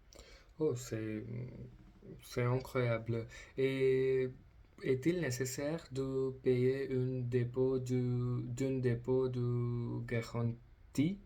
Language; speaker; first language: French; non-native, learner; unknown